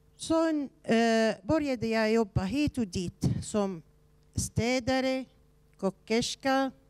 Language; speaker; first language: Swedish; non-native, learner; Arabic